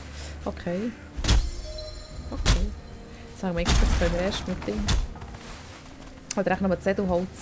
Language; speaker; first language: German; native; German